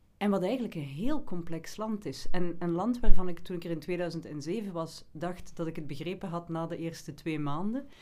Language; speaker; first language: Dutch; native; Dutch